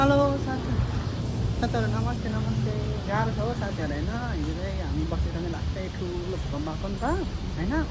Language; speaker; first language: Nepali; native; Nepali